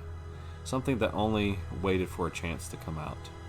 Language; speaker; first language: English; native; English